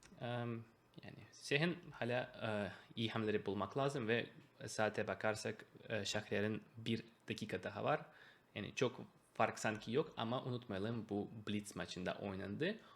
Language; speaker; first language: Turkish; non-native, fluent; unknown